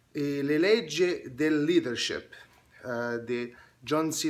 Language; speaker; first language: Italian; non-native, learner; English